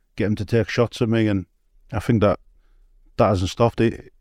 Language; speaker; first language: English; native; English